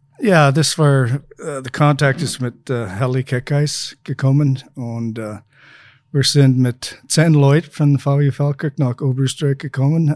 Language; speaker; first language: German; non-native, fluent; English